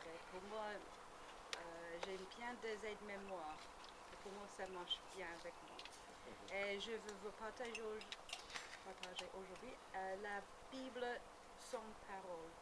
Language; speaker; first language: French; non-native, learner; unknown